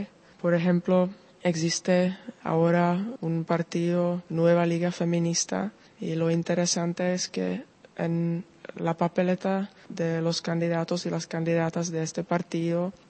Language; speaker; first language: Spanish; non-native, fluent; Czech